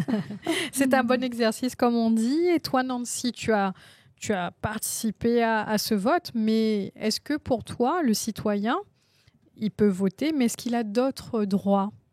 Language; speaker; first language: French; native; French